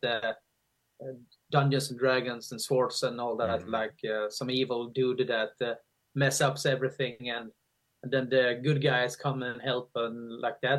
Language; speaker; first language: English; non-native, fluent; Swedish